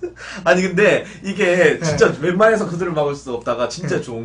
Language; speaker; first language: Korean; native; Korean